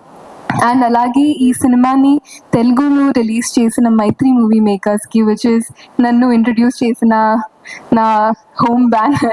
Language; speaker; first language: Telugu; non-native, fluent; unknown